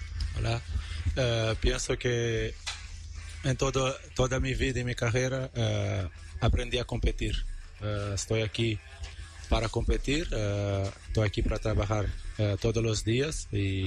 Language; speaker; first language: Spanish; non-native, learner; Portuguese